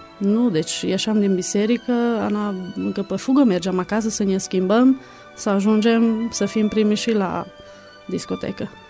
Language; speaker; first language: Romanian; non-native, local second language; Hungarian